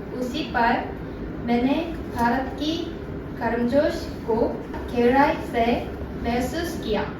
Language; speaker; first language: Hindi; non-native, learner; Korean